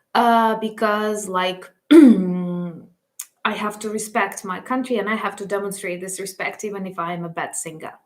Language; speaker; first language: English; non-native, fluent; Ukrainian